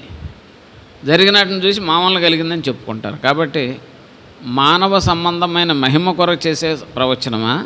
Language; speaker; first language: Telugu; native; Telugu